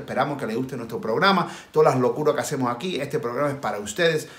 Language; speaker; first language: Spanish; early bilingual, heritage; Spanish